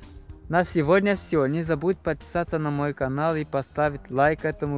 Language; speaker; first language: Russian; non-native, fluent; Romanian